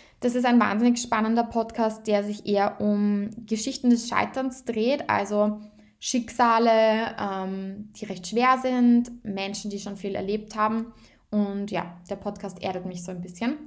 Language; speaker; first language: German; native; German